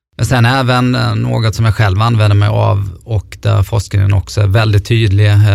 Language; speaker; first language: Swedish; native; Swedish